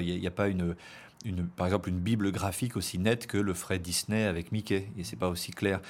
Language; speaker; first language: French; native; French